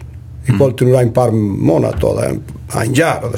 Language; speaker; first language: German; non-native, learner; Spanish